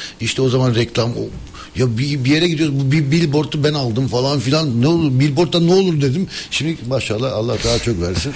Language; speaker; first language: Turkish; early bilingual, heritage; Turkish